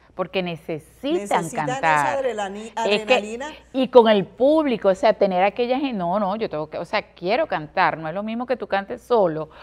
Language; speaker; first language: Spanish; native; Spanish